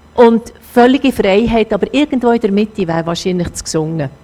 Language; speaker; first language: German; native; German